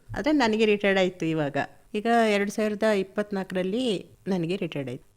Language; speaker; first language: Kannada; non-native, local second language; Malayalam